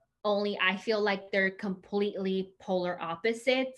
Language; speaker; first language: English; native; English